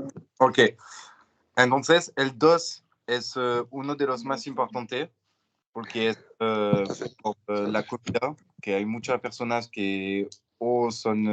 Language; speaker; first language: Spanish; non-native, learner; French